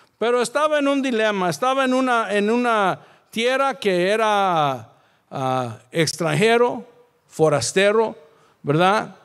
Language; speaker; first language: Spanish; early bilingual, heritage; Spanish